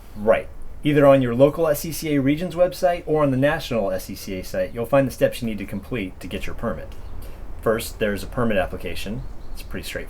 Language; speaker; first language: English; native; English